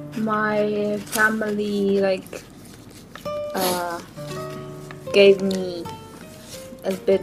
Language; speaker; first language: English; non-native, learner; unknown